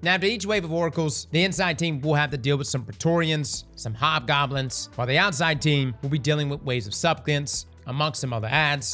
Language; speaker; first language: English; native; English